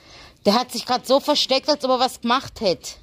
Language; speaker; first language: German; native; German